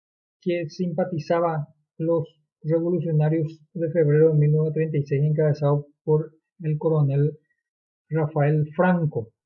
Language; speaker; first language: Spanish; native; Spanish